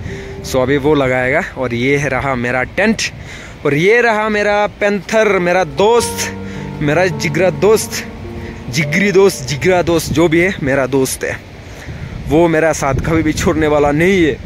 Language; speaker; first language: Hindi; non-native, local second language; Bangla